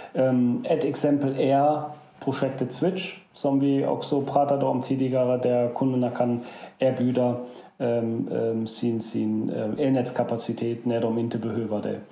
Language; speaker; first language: Swedish; non-native, fluent; German